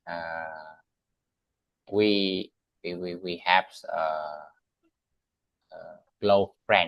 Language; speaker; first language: English; non-native, learner; Vietnamese